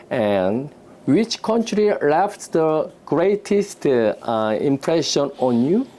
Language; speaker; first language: English; non-native, learner; Korean